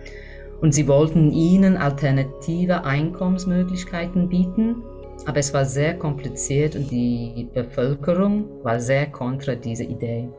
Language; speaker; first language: German; non-native, fluent; English